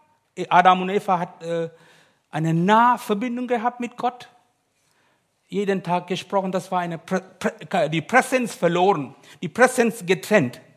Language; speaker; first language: German; non-native, learner; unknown